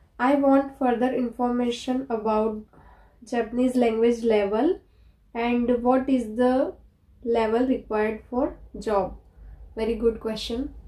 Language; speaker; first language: Hindi; native; Hindi